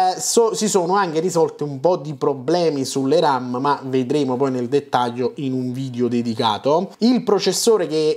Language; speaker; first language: Italian; native; Italian